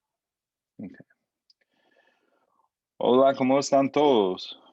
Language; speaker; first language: Spanish; non-native, fluent; English